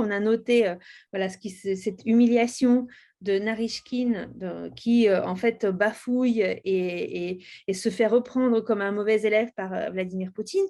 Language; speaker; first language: French; native; French